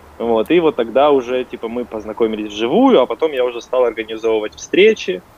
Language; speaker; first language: Russian; native; Russian